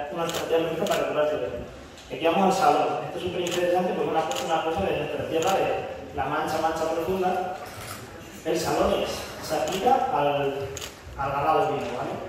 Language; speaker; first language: Spanish; native; Spanish